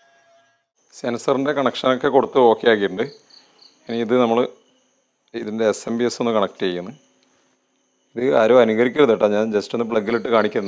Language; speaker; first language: Malayalam; native; Malayalam